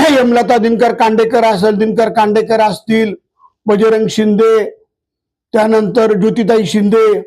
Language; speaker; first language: Marathi; native; Marathi